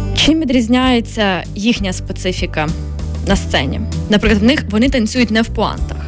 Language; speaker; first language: Ukrainian; native; Ukrainian